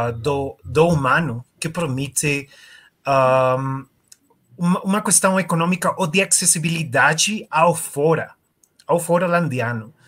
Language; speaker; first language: Portuguese; non-native, learner; Spanish